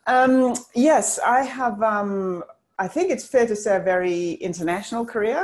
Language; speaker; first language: English; native; English